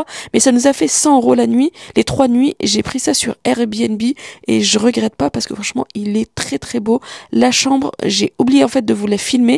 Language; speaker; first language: French; early bilingual, other home language; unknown